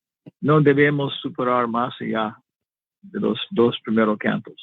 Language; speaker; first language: Spanish; non-native, learner; English